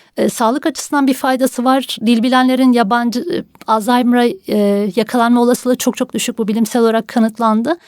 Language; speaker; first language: Turkish; native; Turkish